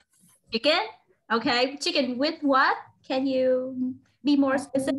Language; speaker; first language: English; non-native, fluent; Vietnamese